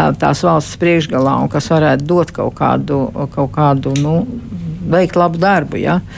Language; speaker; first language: Latvian; early bilingual, heritage; Latvian